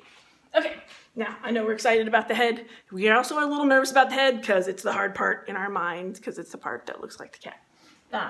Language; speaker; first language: English; native; English